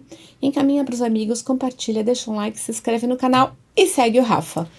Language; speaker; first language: Portuguese; native; Portuguese